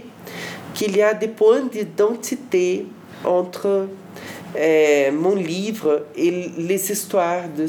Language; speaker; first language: French; non-native, fluent; Portuguese